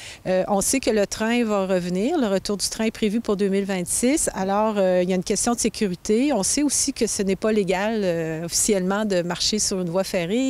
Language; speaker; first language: French; native; French